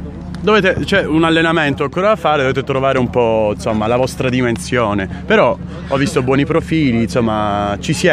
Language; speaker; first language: Italian; native; Italian